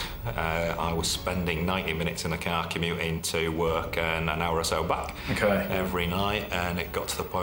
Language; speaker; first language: English; native; English